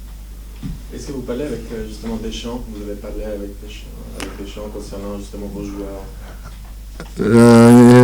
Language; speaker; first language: French; native; French